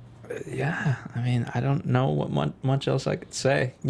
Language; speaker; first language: English; native; English